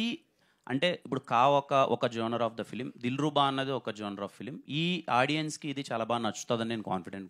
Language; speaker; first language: Telugu; native; Telugu